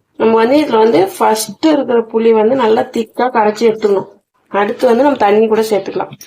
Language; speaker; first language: Tamil; native; Tamil